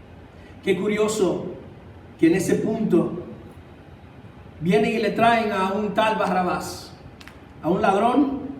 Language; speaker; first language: Spanish; native; Spanish